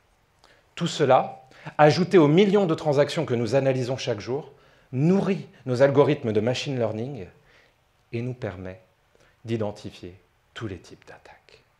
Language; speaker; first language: French; native; French